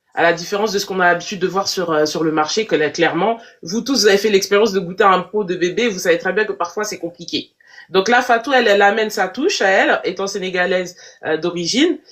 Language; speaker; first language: French; native; French